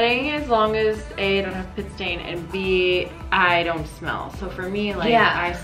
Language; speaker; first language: English; native; English